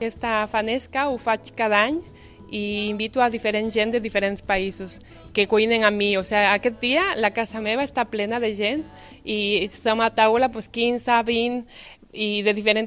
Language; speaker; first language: Catalan; non-native, fluent; Spanish